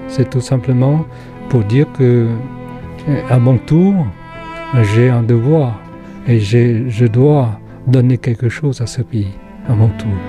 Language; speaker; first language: French; non-native, fluent; Khmer